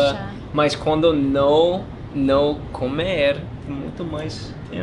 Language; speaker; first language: Portuguese; non-native, learner; English